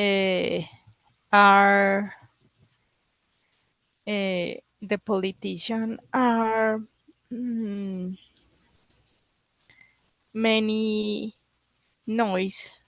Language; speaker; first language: English; non-native, learner; Spanish